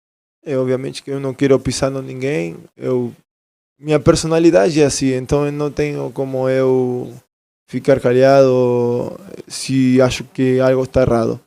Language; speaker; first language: Portuguese; non-native, fluent; Spanish